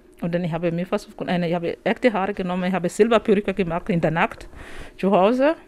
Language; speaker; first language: German; non-native, learner; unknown